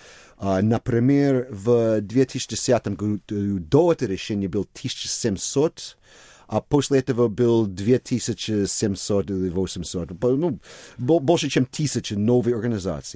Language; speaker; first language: Russian; non-native, fluent; English